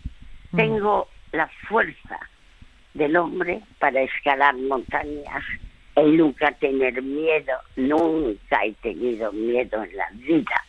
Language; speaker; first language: Spanish; early bilingual, other home language; French